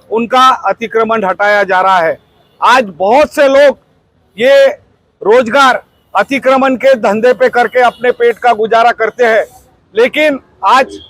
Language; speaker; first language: Hindi; non-native, local second language; Marathi